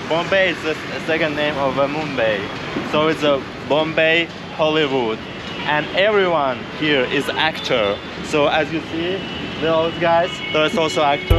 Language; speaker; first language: English; non-native, fluent; Russian